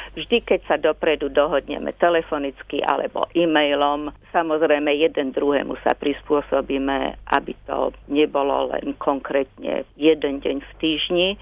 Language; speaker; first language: Slovak; native; Slovak